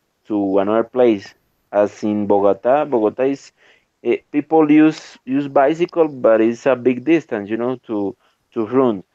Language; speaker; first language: English; non-native, learner; Spanish